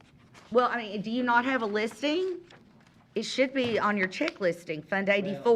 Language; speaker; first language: English; native; English